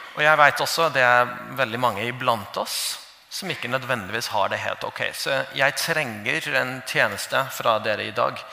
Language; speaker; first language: Norwegian; non-native, fluent; English